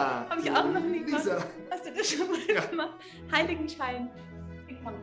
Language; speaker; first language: German; native; German